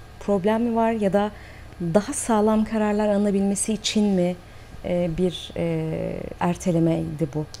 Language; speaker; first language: Turkish; native; Turkish